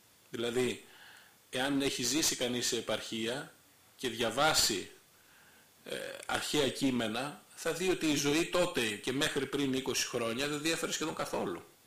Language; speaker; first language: Greek; native; Greek